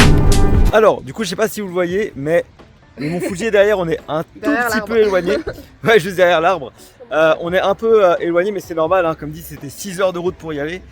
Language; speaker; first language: French; native; French